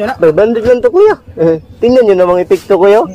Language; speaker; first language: Filipino; non-native, local second language; Cebuano